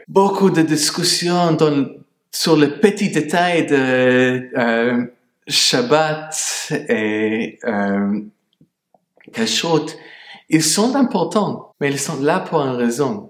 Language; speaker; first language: French; non-native, fluent; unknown